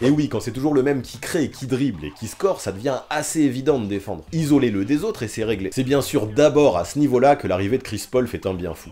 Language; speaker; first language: French; native; French